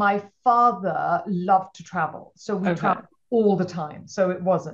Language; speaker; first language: English; non-native, local second language; Punjabi